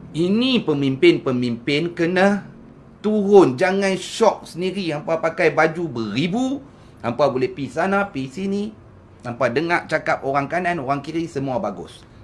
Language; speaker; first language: Malay; native; Malay